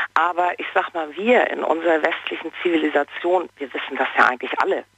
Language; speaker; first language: German; native; German